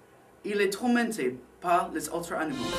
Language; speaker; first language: French; non-native, learner; English